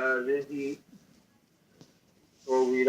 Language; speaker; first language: Arabic; non-native, learner; English